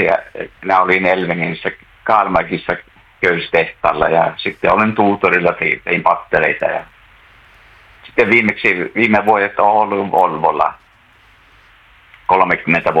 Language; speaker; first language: Finnish; native; Finnish